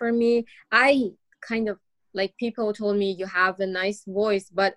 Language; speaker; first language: English; non-native, learner; Persian